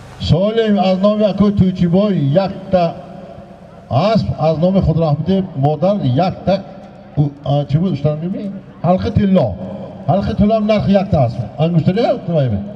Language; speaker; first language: Tajik; native; Tajik